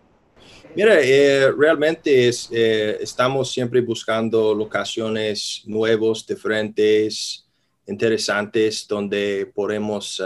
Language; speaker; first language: Spanish; non-native, fluent; English